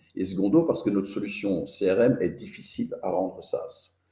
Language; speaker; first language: French; native; French